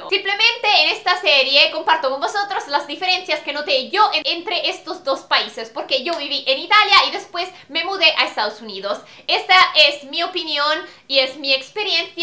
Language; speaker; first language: Spanish; non-native, fluent; Italian